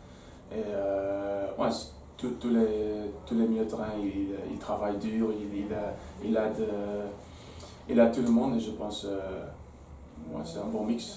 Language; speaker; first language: French; non-native, fluent; Dutch